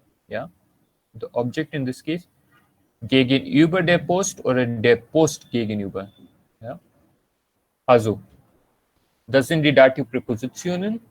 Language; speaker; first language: German; non-native, learner; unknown